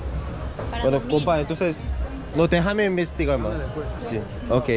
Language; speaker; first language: Spanish; non-native, learner; Korean